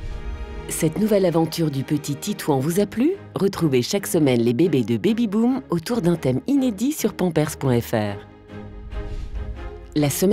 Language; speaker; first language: French; native; French